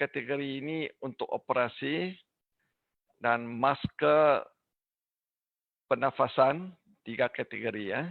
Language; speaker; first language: Indonesian; non-native, learner; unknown